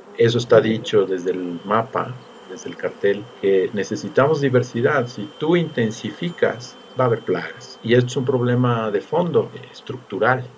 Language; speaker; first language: Spanish; native; Spanish